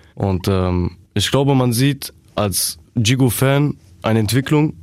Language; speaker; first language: German; native; German